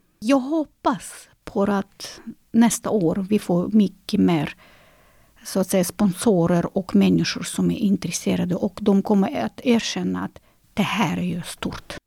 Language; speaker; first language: Swedish; non-native, fluent; Russian